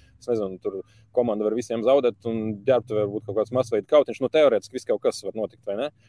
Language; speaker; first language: Latvian; native; Latvian